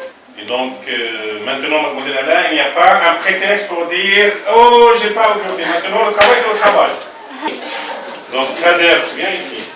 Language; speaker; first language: French; non-native, fluent; Arabic